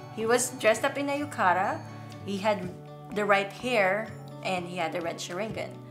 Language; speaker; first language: English; non-native, local second language; Filipino